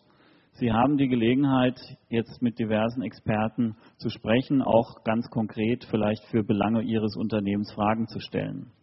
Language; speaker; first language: German; native; German